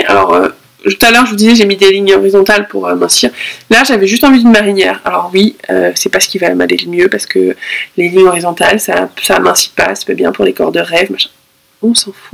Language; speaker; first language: French; native; French